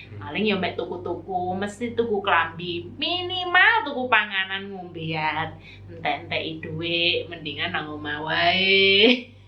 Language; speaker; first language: Javanese; native; Javanese